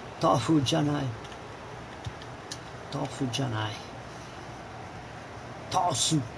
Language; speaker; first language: Japanese; non-native, learner; Italian